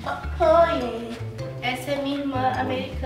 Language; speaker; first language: Portuguese; native; Portuguese